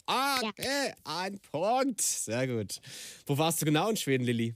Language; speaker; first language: German; native; German